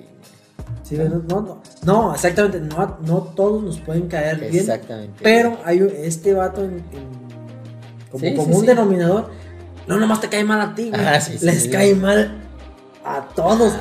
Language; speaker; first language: Spanish; native; Spanish